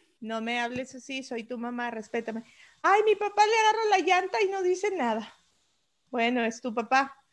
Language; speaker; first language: Spanish; native; Spanish